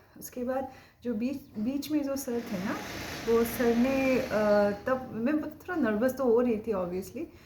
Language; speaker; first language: Hindi; non-native, local second language; Assamese